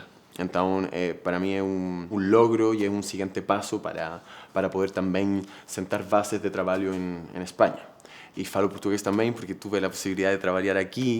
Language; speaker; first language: Portuguese; non-native, fluent; Spanish